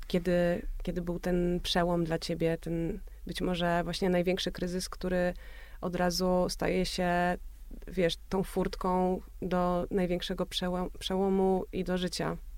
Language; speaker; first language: Polish; native; Polish